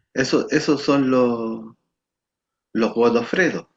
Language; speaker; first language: Spanish; native; Spanish